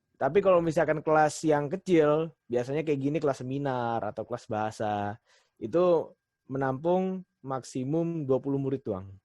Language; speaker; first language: Indonesian; native; Indonesian